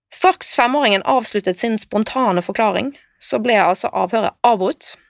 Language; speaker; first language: Norwegian; native; Norwegian